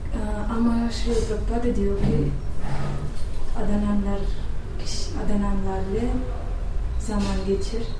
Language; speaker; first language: Turkish; non-native, learner; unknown